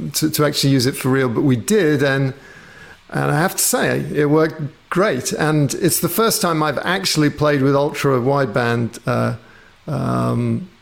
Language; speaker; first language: English; native; English